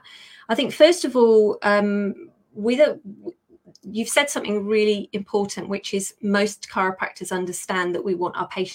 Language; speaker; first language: English; native; English